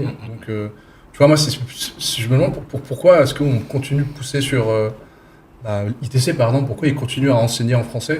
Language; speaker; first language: French; native; French